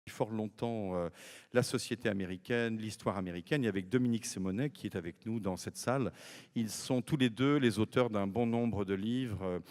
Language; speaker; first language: French; native; French